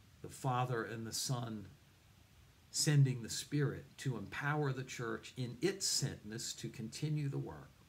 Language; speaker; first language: English; native; English